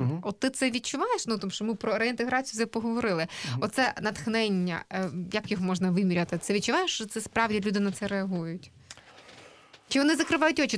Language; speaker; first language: Ukrainian; native; Ukrainian